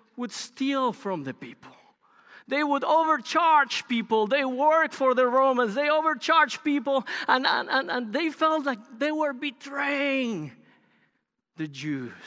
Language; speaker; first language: English; non-native, fluent; Spanish